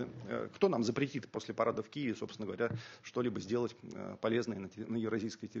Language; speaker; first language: Russian; native; Russian